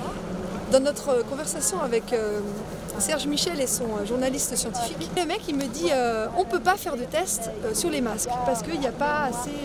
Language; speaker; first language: French; native; French